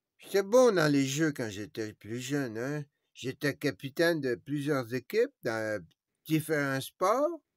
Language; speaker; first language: French; native; French